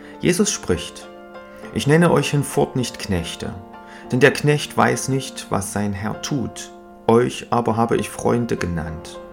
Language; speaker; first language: German; native; German